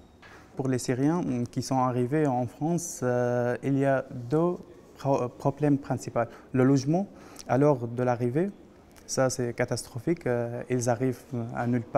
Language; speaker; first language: French; non-native, fluent; Arabic